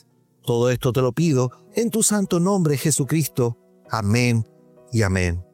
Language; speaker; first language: Spanish; native; Spanish